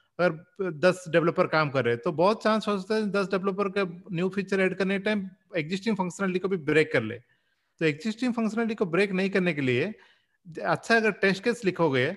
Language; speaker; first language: Hindi; non-native, local second language; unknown